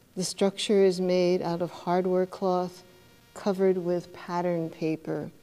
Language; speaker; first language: English; native; English